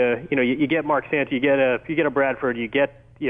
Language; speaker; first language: English; native; English